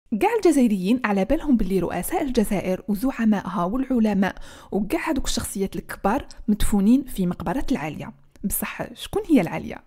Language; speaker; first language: Arabic; native; Arabic